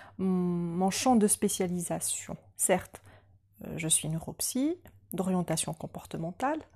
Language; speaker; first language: French; non-native, local second language; Arabic